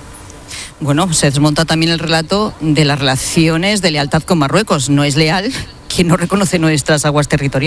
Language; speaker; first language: Spanish; native; Spanish